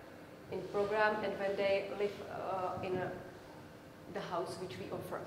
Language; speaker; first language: English; non-native, learner; Czech